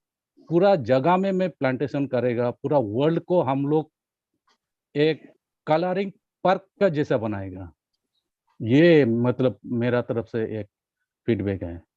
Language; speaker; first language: Hindi; non-native, local second language; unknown